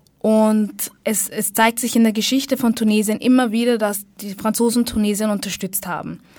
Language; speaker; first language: German; early bilingual, other home language; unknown